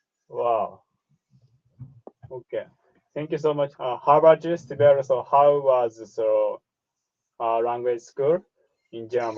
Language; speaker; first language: English; non-native, learner; Japanese